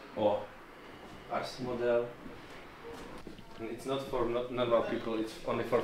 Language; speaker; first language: English; non-native, learner; Polish